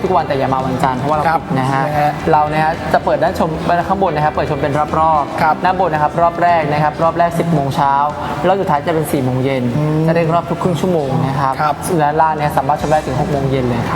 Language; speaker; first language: Thai; native; Thai